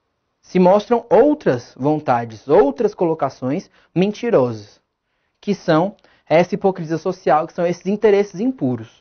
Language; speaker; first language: Portuguese; native; Portuguese